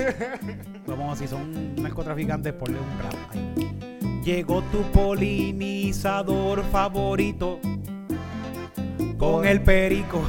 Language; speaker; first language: Spanish; native; Spanish